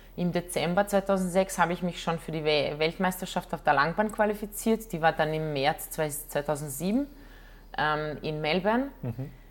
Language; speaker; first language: German; non-native, fluent; Croatian